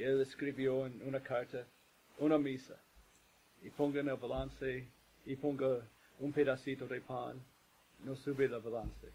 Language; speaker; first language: Spanish; non-native, fluent; English